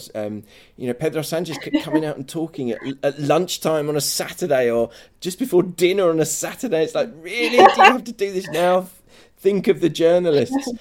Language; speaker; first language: English; native; English